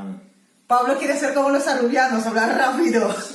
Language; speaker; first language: Spanish; non-native, fluent; Papiamento